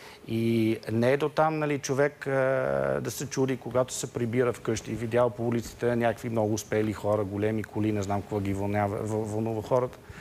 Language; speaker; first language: Bulgarian; non-native, fluent; Dutch